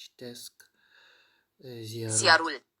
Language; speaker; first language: Romanian; non-native, learner; Ukrainian